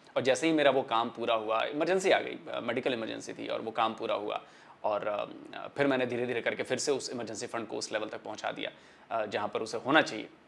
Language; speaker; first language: Hindi; non-native, local second language; Bhojpuri